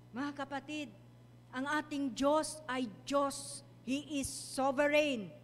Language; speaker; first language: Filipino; non-native, local second language; Chavacano